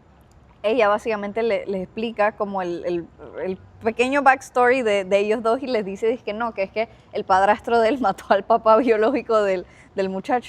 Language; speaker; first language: Spanish; native; Spanish